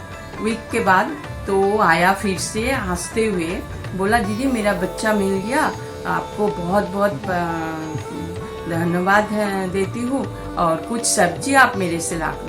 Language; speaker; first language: Hindi; non-native, local second language; Bangla